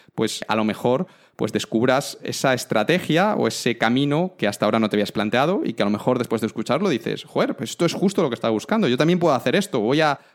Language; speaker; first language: Spanish; native; Spanish